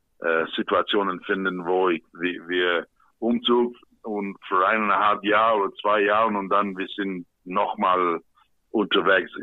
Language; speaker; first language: German; non-native, fluent; English